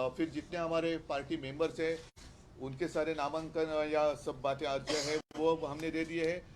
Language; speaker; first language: Hindi; non-native, local second language; Marathi